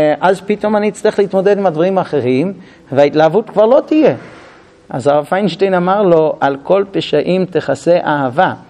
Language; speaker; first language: Hebrew; non-native, fluent; English